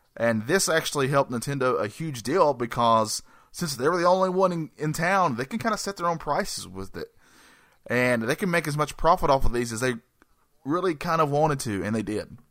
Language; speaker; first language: English; native; English